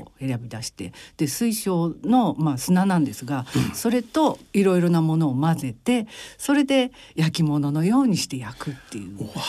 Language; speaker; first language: Japanese; native; Japanese